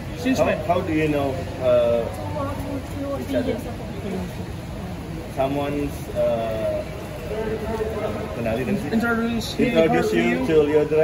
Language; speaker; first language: English; non-native, learner; Indonesian